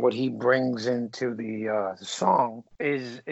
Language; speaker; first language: English; native; English